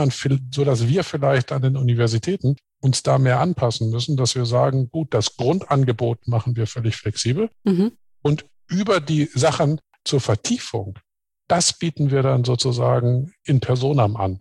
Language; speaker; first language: German; native; German